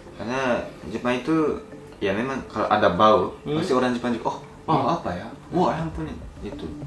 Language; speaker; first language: Indonesian; non-native, learner; Japanese